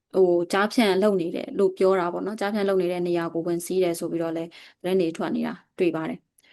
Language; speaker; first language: Burmese; native; Burmese